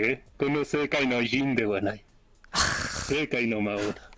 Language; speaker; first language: Japanese; non-native, learner; English